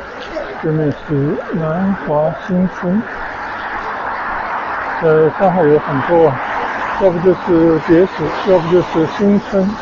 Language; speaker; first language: Chinese; native; Chinese